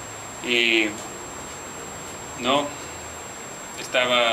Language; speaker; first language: Spanish; non-native, learner; English